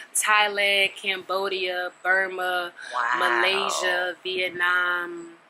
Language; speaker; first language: English; native; English